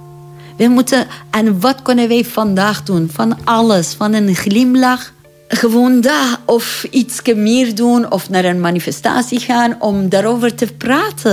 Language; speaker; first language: Dutch; non-native, fluent; Persian